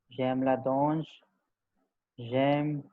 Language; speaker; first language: French; non-native, learner; Hindi